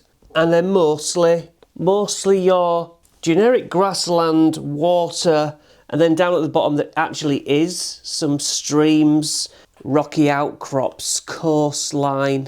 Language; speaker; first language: English; native; English